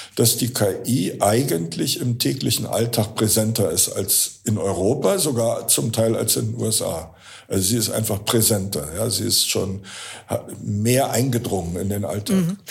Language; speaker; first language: German; native; German